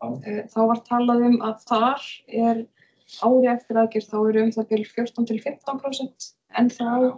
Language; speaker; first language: Icelandic; native; Icelandic